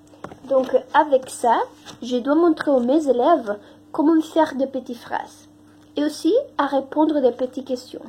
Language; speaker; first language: French; non-native, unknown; Spanish